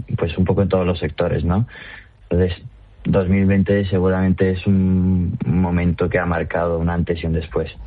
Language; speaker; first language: Spanish; non-native, fluent; Italian